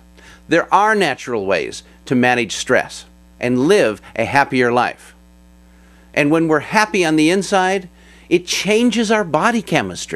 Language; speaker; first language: English; native; English